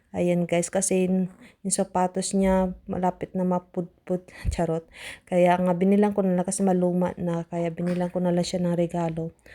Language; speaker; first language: Filipino; non-native, local second language; Cebuano